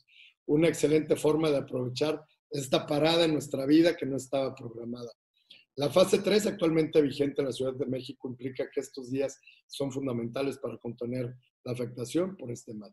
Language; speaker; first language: Spanish; native; Spanish